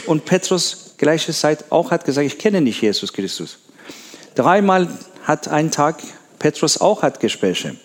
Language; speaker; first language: German; non-native, learner; Persian